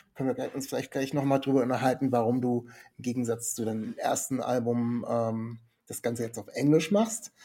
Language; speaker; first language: German; native; German